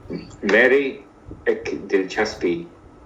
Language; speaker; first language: Hindi; non-native, learner; English